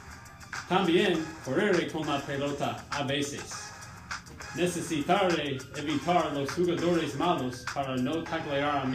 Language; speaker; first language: Spanish; non-native, learner; English